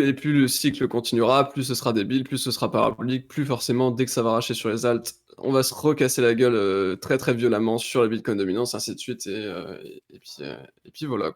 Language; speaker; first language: French; native; French